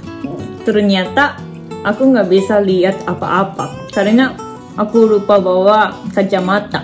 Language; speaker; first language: Indonesian; non-native, fluent; Japanese